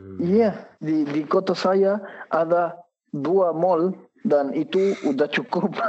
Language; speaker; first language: Indonesian; non-native, learner; Spanish